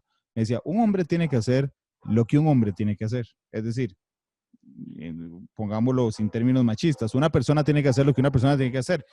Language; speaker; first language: Spanish; native; Spanish